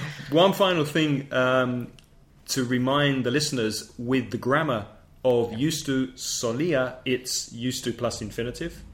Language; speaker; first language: English; native; English